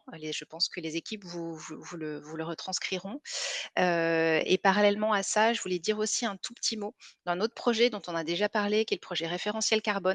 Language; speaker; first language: French; native; French